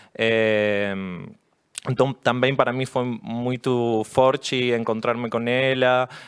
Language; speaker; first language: Portuguese; non-native, learner; Spanish